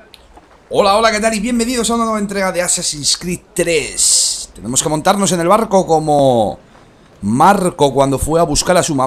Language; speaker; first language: Spanish; native; Spanish